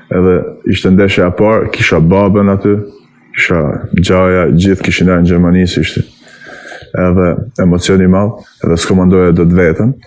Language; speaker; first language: Albanian; native; Albanian